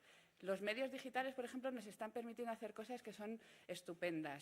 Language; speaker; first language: Spanish; native; Spanish